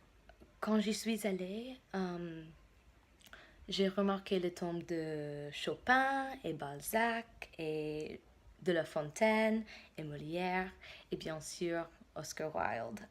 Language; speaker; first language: French; non-native, fluent; English